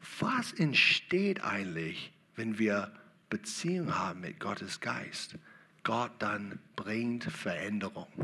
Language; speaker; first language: German; non-native, learner; English